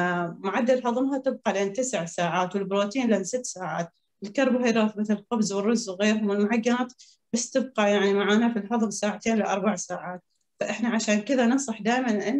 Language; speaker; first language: Arabic; native; Arabic